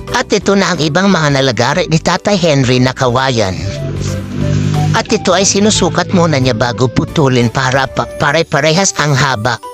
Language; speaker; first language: Filipino; non-native, local second language; Bikol